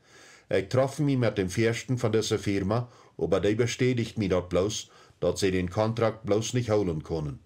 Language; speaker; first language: German; early bilingual, heritage; Plautdietsch